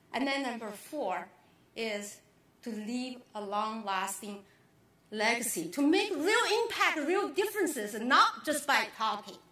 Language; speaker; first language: English; non-native, fluent; Chinese